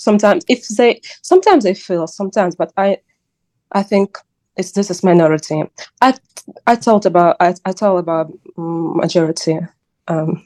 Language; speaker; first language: English; non-native, learner; Ukrainian